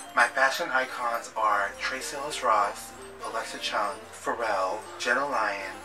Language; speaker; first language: English; native; English